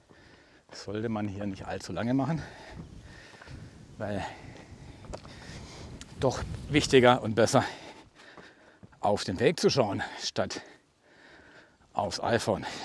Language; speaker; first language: German; native; German